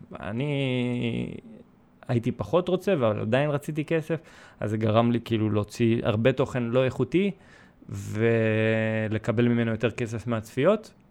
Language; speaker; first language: Hebrew; early bilingual, other home language; Russian